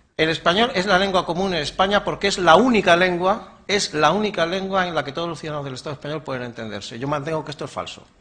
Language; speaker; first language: Spanish; native; Spanish